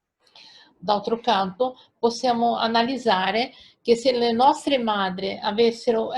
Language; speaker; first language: Italian; non-native, fluent; Portuguese